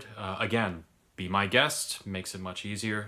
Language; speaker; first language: English; native; English